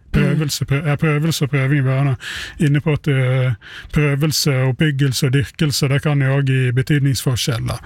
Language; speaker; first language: Norwegian; native; Norwegian